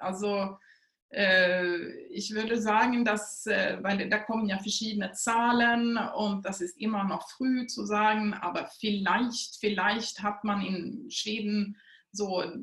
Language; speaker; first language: German; non-native, fluent; Swedish